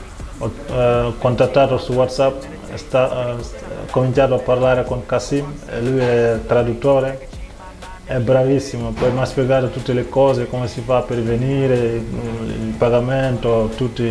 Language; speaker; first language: Italian; non-native, learner; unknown